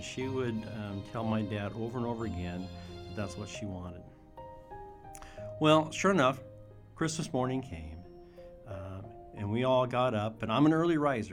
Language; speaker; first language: English; native; English